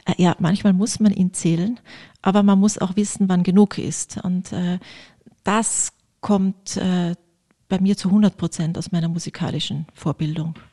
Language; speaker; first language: German; early bilingual, other home language; Polish